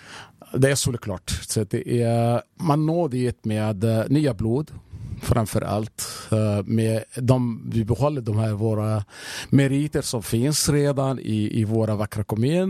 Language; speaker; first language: Swedish; non-native, fluent; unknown